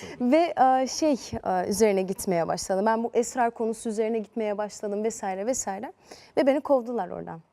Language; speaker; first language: Turkish; early bilingual, heritage; Turkish